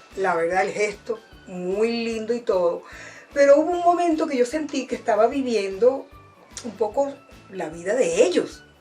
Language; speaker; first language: Spanish; native; Spanish